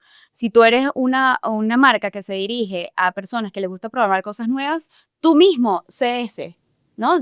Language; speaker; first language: Spanish; native; Spanish